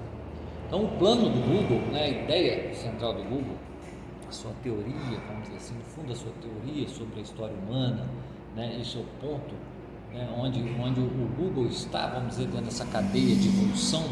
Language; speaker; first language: Portuguese; native; Portuguese